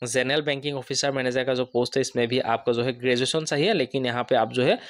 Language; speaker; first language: Hindi; non-native, local second language; Assamese